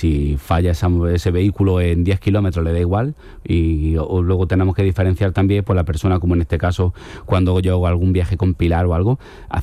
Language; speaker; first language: Spanish; native; Spanish